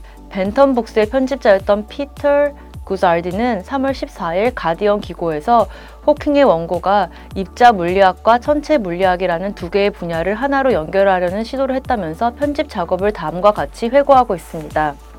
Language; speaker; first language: Korean; native; Korean